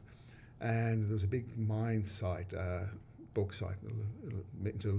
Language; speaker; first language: English; native; English